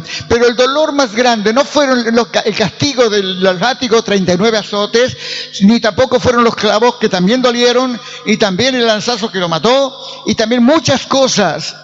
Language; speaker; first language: Spanish; native; Spanish